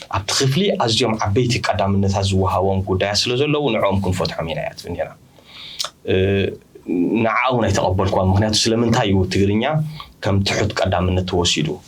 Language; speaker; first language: Tigrinya; early bilingual, heritage; Tigrinya